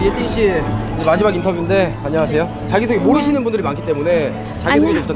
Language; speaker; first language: Korean; native; Korean